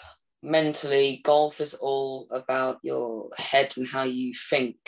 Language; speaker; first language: English; native; English